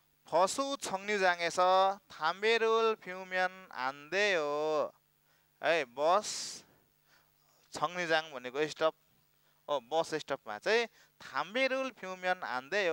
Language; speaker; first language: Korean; non-native, fluent; Nepali